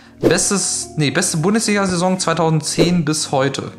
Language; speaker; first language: German; native; German